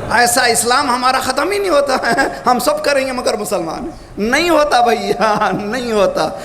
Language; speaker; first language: Urdu; native; Urdu